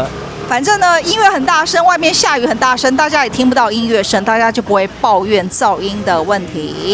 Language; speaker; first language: Chinese; native; Chinese